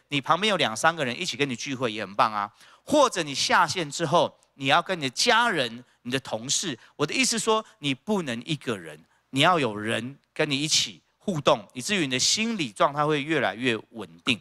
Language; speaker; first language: Chinese; native; Chinese